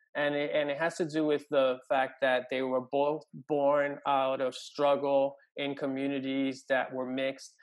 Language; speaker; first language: English; early bilingual, other home language; Spanish